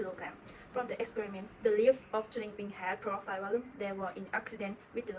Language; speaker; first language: English; non-native, learner; Thai